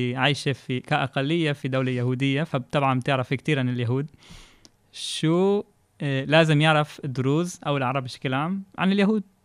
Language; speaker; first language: Arabic; non-native, fluent; Hebrew